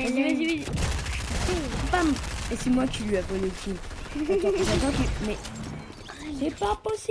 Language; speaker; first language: French; native; French